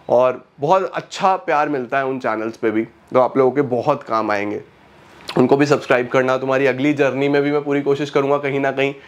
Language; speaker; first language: Hindi; native; Hindi